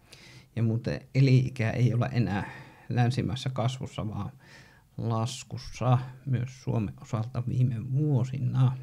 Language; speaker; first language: Finnish; native; Finnish